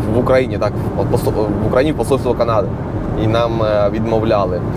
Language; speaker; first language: Ukrainian; non-native, local second language; Russian